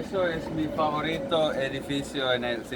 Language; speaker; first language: Spanish; non-native, learner; Finnish